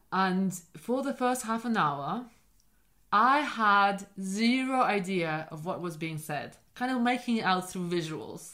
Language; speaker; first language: English; non-native, fluent; Polish